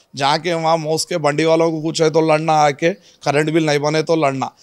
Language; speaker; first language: Hindi; non-native, local second language; Telugu